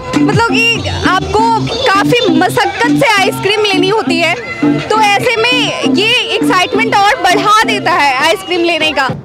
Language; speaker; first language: Hindi; native; Hindi